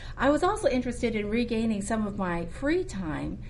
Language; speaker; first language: English; native; English